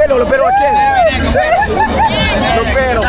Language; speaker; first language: Spanish; non-native, learner; French